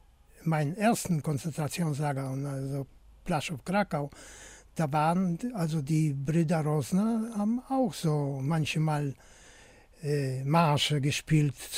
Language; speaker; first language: German; non-native, fluent; Polish